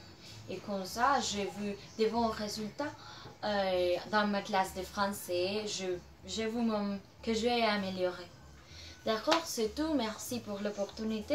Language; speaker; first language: French; non-native, learner; Spanish